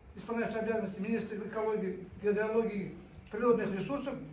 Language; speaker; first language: Russian; non-native, local second language; Kazakh